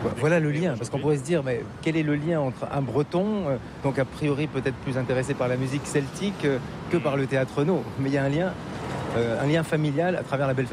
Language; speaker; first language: French; native; French